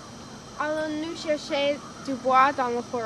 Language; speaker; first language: French; non-native, learner; English